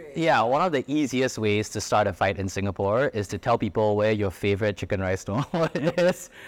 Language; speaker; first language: English; native; English